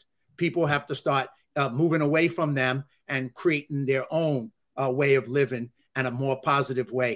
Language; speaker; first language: English; native; English